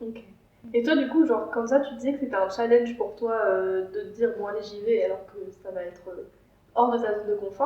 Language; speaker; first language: French; native; French